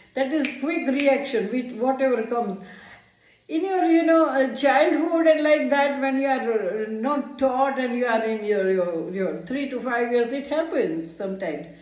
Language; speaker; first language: English; non-native, local second language; Gujarati